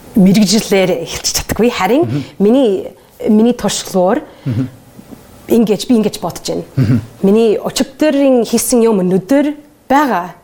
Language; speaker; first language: Mongolian; non-native, learner; English